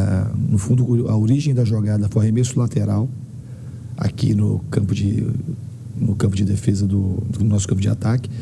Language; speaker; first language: Portuguese; native; Portuguese